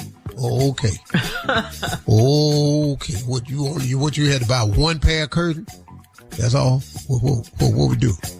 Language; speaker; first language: English; native; English